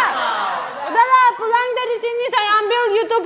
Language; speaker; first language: Indonesian; non-native, learner; Russian